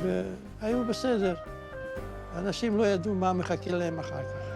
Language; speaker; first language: Hebrew; non-native, fluent; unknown